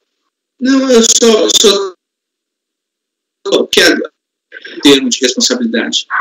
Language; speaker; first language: Portuguese; native; Portuguese